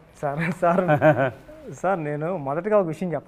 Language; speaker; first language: Telugu; native; Telugu